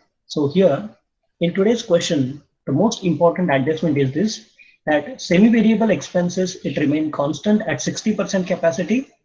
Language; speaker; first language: English; non-native, local second language; Marathi